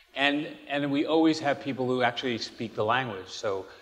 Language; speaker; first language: English; native; English